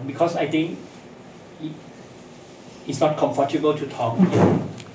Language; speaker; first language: English; non-native, learner; Thai